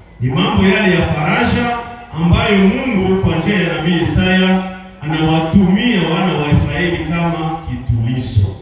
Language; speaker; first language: Swahili; non-native, local second language; Nande